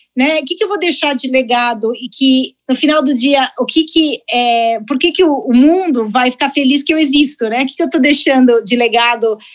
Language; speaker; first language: Portuguese; early bilingual, heritage; Portuguese